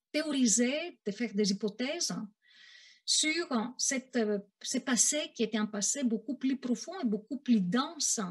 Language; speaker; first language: French; non-native, fluent; Greek